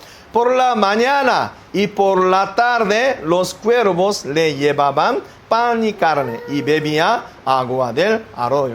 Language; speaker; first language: Spanish; non-native, learner; Korean